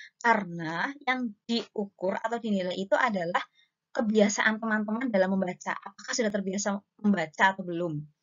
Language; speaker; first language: Indonesian; native; Indonesian